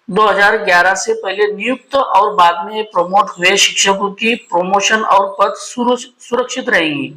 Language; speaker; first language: Hindi; non-native, local second language; Marathi